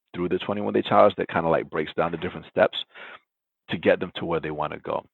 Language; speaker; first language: English; early bilingual, other home language; Spanish